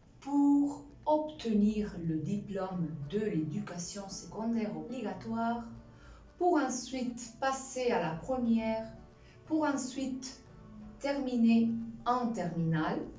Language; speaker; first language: French; non-native, fluent; Spanish